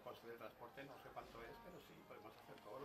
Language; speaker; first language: Spanish; native; Spanish